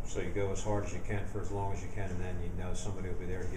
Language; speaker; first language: English; native; English